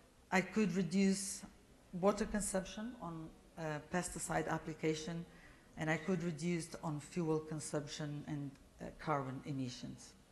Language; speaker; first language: English; non-native, fluent; Portuguese